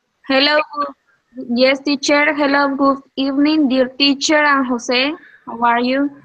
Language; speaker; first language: English; non-native, learner; Spanish